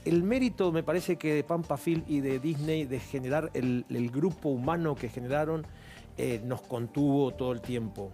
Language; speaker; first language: Spanish; native; Spanish